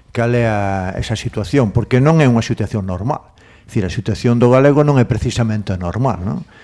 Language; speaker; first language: Galician; non-native, local second language; Spanish